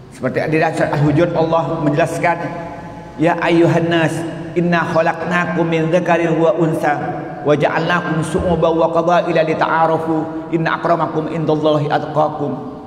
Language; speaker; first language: Indonesian; non-native, local second language; Madurese